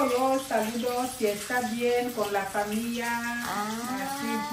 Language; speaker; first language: Spanish; non-native, learner; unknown